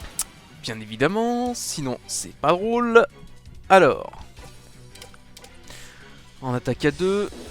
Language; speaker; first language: French; native; French